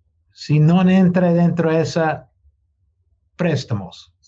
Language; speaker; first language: Spanish; non-native, learner; English